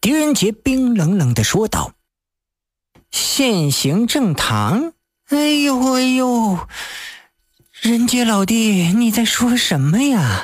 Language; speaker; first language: Chinese; native; Chinese